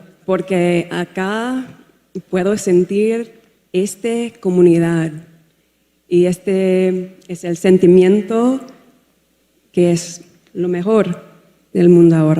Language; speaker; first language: Spanish; non-native, fluent; English